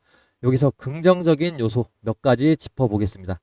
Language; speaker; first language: Korean; native; Korean